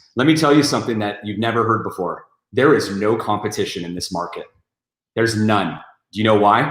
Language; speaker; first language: English; native; English